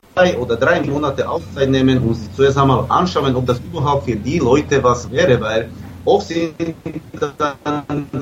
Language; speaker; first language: German; non-native, fluent; Slovak